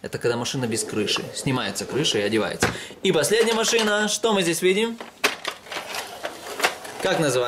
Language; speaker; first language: Russian; native; Russian